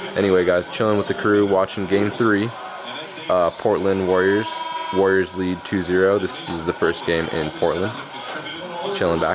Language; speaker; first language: English; native; English